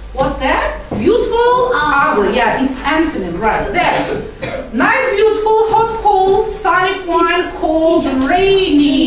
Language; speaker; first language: English; non-native, fluent; Azerbaijani